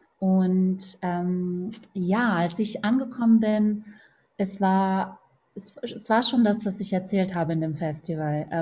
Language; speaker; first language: German; non-native, fluent; Portuguese